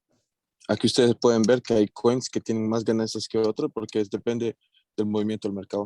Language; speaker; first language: Spanish; native; Spanish